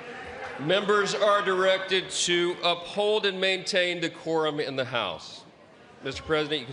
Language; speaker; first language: English; native; English